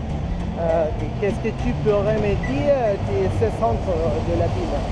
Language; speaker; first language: French; non-native, learner; Spanish